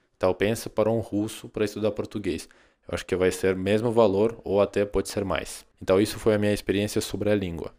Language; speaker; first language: Portuguese; non-native, fluent; Russian